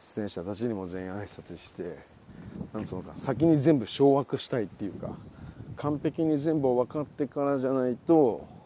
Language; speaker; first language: Japanese; native; Japanese